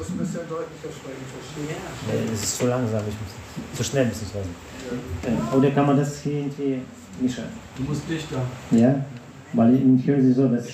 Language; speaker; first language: German; non-native, fluent; Russian